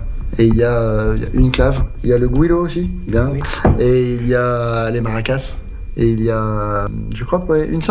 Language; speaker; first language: French; native; French